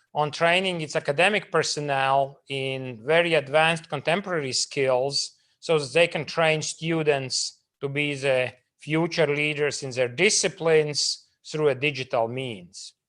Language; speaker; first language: English; non-native, fluent; Latvian